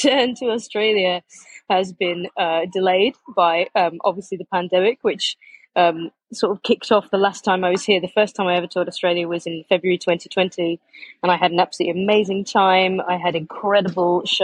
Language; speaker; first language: English; native; English